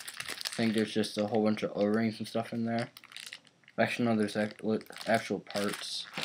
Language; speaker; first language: English; native; English